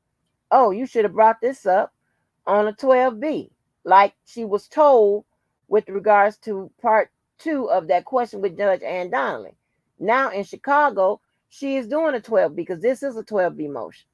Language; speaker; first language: English; native; English